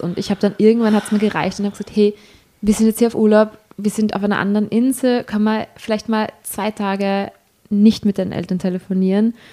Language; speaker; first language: German; native; German